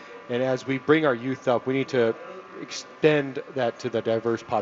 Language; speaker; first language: English; native; English